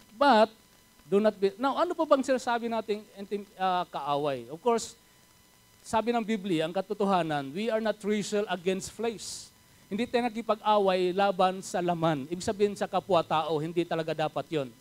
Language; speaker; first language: Filipino; native; Filipino